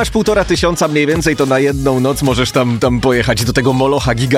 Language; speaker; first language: Polish; native; Polish